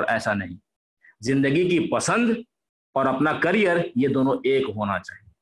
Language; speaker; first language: Hindi; native; Hindi